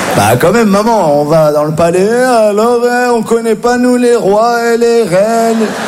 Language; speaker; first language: French; native; French